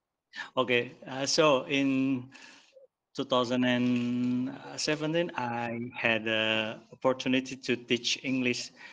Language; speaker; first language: English; non-native, learner; Indonesian